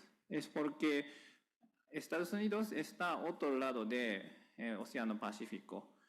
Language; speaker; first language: Spanish; non-native, fluent; Japanese